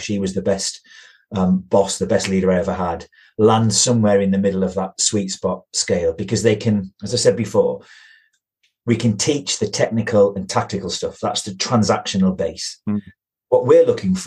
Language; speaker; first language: English; native; English